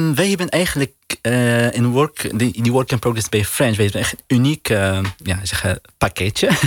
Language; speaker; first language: Dutch; non-native, learner; Arabic